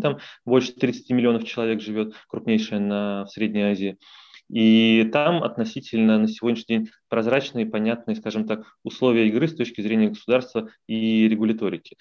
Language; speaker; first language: Russian; native; Russian